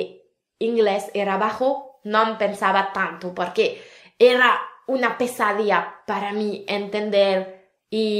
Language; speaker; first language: Spanish; non-native, fluent; French